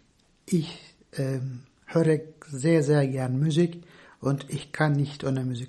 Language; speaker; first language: German; non-native, fluent; Turkish